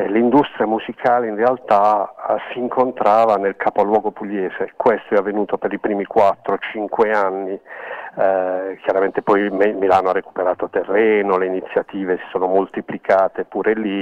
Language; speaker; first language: Italian; native; Italian